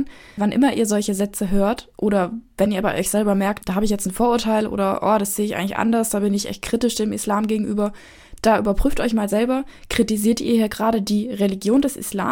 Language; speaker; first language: German; native; German